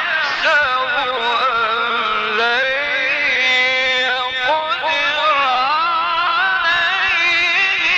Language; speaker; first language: Arabic; native; Arabic